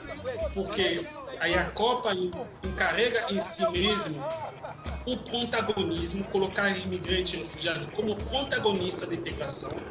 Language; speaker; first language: Portuguese; non-native, fluent; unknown